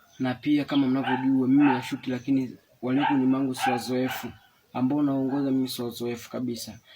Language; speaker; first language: Swahili; native; Swahili